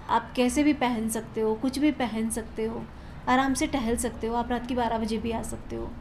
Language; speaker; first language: Hindi; native; Hindi